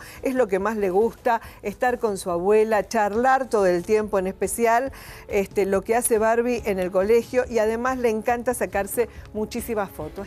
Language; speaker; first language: Spanish; native; Spanish